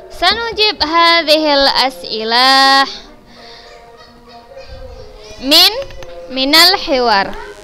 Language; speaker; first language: Arabic; non-native, fluent; Indonesian